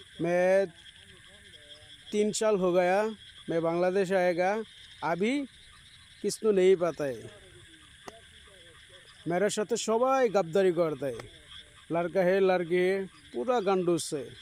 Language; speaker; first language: Hindi; non-native, learner; Bangla